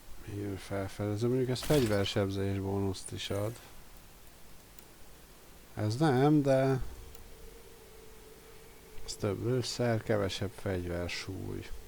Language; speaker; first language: Hungarian; native; Hungarian